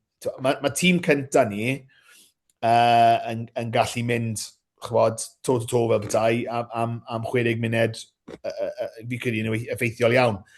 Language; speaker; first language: Welsh; native; Welsh